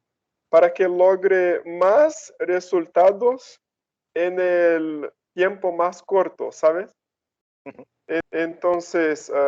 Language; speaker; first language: Spanish; non-native, fluent; Portuguese